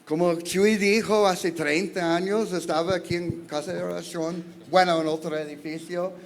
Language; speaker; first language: Spanish; non-native, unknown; English